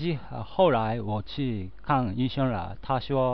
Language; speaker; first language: Chinese; non-native, learner; Japanese